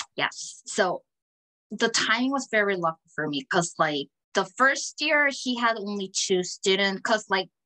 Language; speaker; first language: English; non-native, fluent; Korean